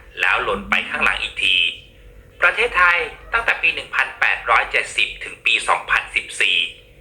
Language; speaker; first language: Thai; native; Thai